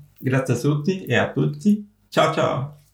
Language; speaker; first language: Italian; non-native, fluent; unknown